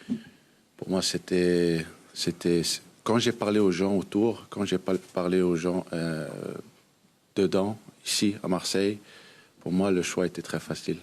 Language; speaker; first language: French; early bilingual, heritage; Danish